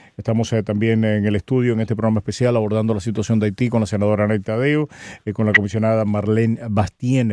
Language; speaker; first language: Spanish; native; Spanish